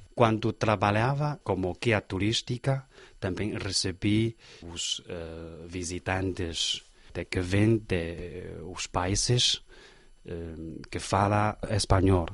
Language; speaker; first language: Portuguese; non-native, learner; Chinese